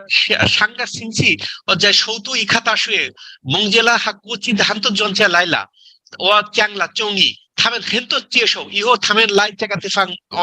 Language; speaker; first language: Chinese; non-native, learner; Bangla